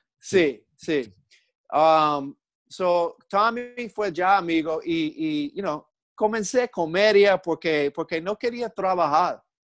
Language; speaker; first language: Spanish; non-native, learner; English